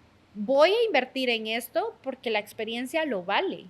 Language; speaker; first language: Spanish; native; Spanish